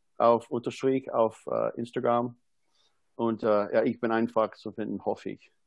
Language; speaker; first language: German; non-native, fluent; English